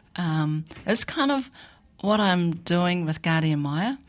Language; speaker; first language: English; native; English